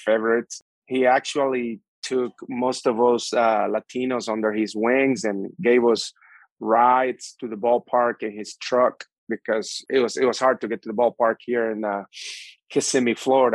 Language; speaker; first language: English; non-native, fluent; Spanish